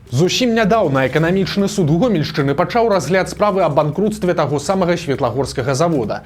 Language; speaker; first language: Belarusian; native; Belarusian